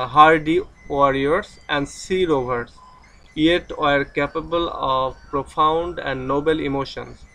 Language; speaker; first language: English; non-native, local second language; Bangla